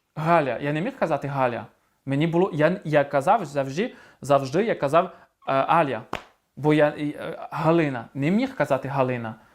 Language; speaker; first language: Ukrainian; non-native, fluent; French